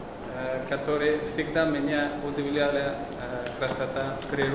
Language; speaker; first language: Russian; non-native, fluent; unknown